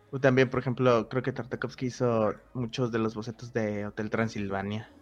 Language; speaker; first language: Spanish; native; Spanish